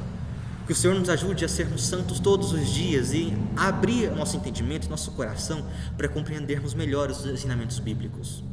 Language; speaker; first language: Portuguese; native; Portuguese